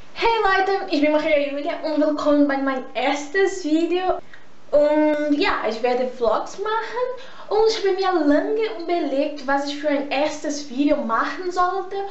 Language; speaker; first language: German; early bilingual, heritage; Portuguese